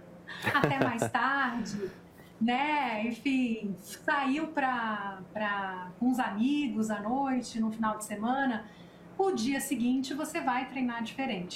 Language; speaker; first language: Portuguese; native; Portuguese